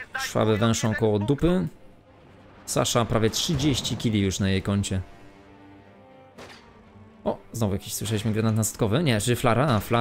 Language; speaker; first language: Polish; native; Polish